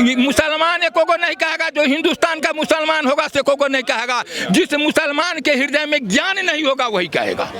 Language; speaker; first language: Hindi; native; Hindi